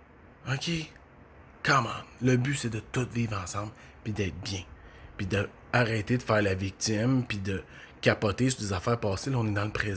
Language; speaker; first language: French; native; French